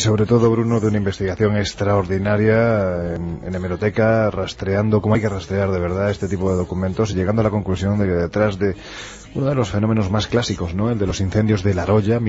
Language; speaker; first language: Spanish; native; Spanish